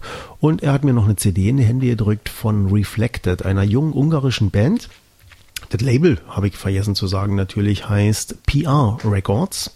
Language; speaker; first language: German; native; German